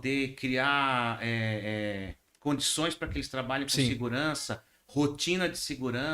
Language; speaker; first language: Portuguese; native; Portuguese